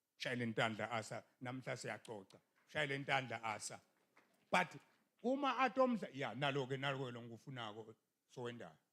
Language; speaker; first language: Zulu; non-native, local second language; Swati